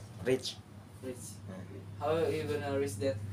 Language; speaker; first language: English; non-native, learner; Indonesian